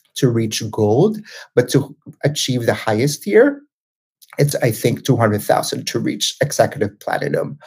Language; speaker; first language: English; non-native, local second language; Filipino